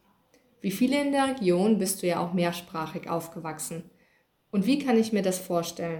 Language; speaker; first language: German; native; German